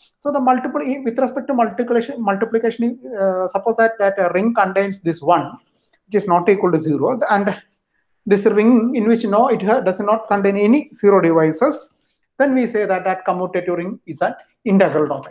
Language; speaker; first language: English; non-native, local second language; Malayalam